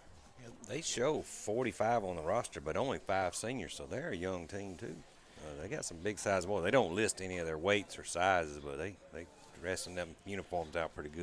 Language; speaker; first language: English; native; English